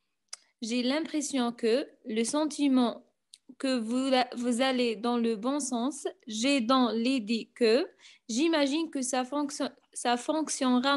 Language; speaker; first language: French; non-native, learner; Arabic